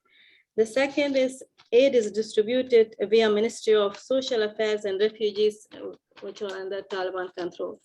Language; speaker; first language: English; non-native, fluent; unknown